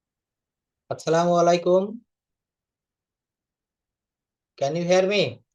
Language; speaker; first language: English; non-native, fluent; Bangla